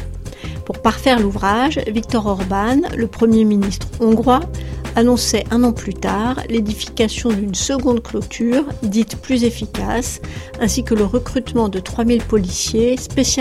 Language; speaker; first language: French; native; French